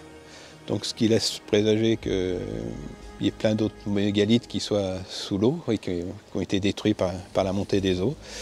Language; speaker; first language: French; native; French